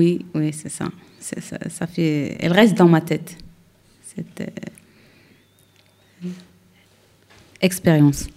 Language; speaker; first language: French; non-native, learner; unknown